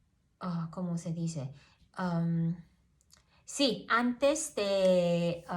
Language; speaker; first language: Spanish; non-native, learner; Cantonese